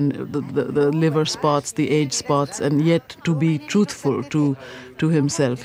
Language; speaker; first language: English; non-native, local second language; Punjabi